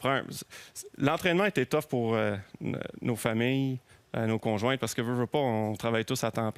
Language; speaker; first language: French; native; French